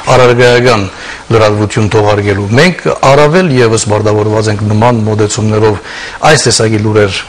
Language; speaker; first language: Armenian; early bilingual, heritage; Armenian